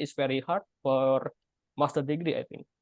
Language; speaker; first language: English; non-native, learner; Indonesian